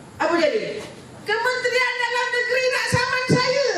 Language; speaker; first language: Malay; native; Malay